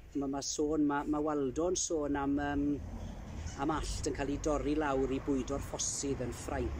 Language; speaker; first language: Welsh; early bilingual, heritage; Welsh